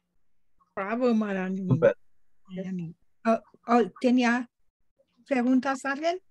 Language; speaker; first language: Spanish; non-native, learner; English